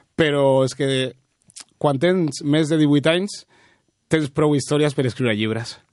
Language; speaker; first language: Catalan; early bilingual, other home language; Spanish